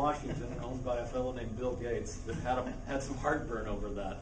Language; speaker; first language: English; native; English